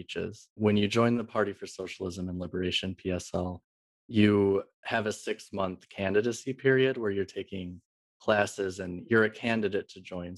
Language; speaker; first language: English; native; English